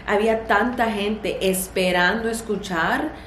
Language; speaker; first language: Spanish; early bilingual, heritage; Spanish